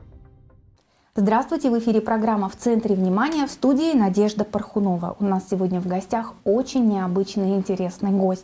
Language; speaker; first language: Russian; native; Russian